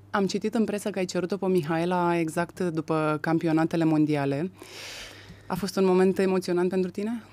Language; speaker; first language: Romanian; native; Romanian